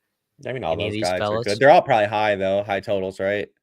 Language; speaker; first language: English; native; English